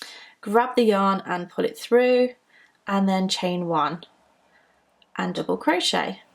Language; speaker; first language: English; native; English